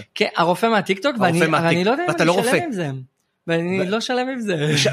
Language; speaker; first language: Hebrew; native; Hebrew